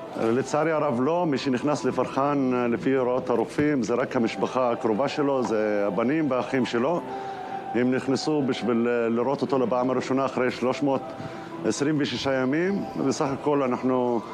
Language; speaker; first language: Hebrew; non-native, local second language; Arabic